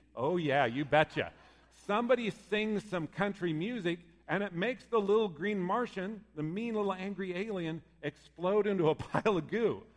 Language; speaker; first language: English; native; English